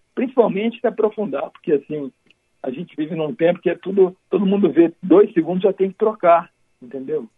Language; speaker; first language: Portuguese; native; Portuguese